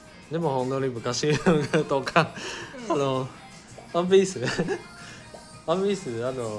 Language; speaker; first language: Japanese; non-native, learner; Chinese